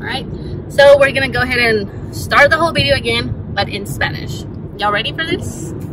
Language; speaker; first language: English; early bilingual, other home language; Spanish